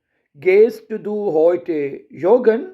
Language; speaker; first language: German; non-native, fluent; Urdu